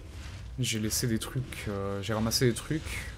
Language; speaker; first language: French; native; French